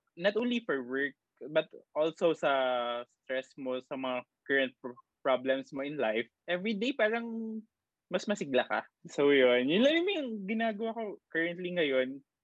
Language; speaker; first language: Filipino; native; Filipino